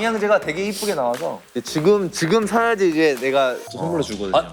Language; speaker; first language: Korean; native; Korean